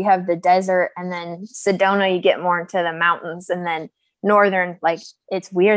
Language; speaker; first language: English; native; English